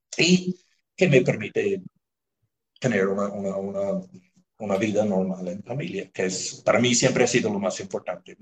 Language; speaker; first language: Spanish; non-native, fluent; English